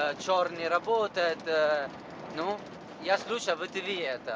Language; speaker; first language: Russian; non-native, learner; Italian